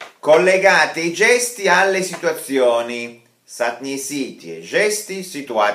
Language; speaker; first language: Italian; non-native, fluent; Russian